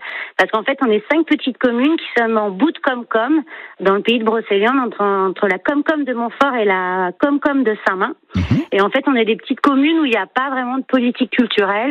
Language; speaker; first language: French; native; French